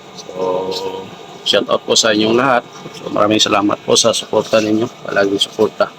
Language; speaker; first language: Filipino; non-native, local second language; Cebuano